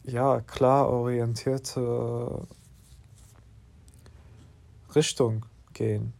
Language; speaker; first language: German; non-native, learner; English